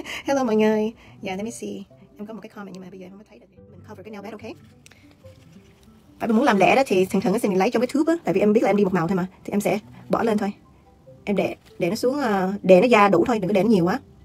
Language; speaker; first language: Vietnamese; early bilingual, heritage; Vietnamese